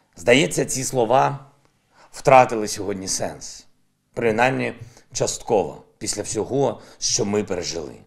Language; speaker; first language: Ukrainian; non-native, local second language; Russian